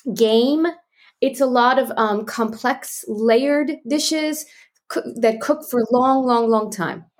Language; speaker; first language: English; native; English